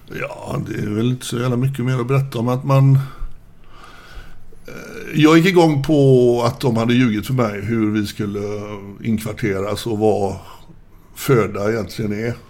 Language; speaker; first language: Swedish; native; Swedish